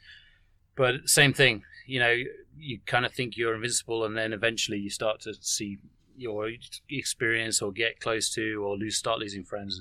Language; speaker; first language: English; native; English